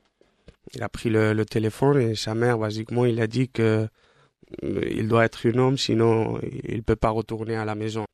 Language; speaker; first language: French; non-native, fluent; Spanish